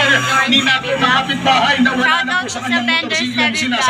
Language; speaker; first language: Filipino; native; Filipino